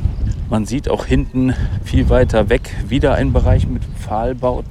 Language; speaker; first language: German; native; German